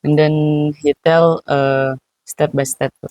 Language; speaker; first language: English; non-native, learner; Indonesian